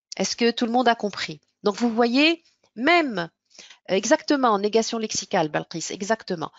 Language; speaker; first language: French; non-native, local second language; Arabic